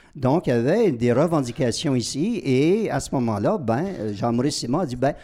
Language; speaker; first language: French; native; French